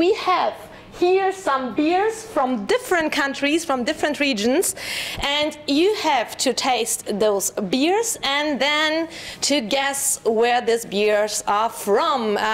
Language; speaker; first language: English; non-native, fluent; German